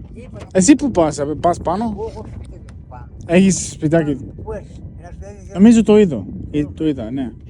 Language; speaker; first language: Greek; early bilingual, heritage; English